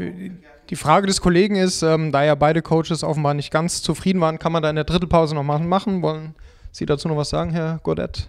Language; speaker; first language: German; native; German